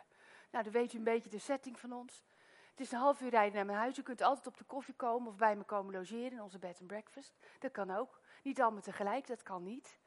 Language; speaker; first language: Dutch; native; Dutch